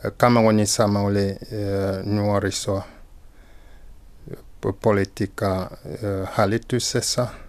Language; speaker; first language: Finnish; non-native, learner; French